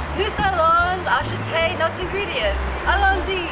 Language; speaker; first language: French; non-native, learner; English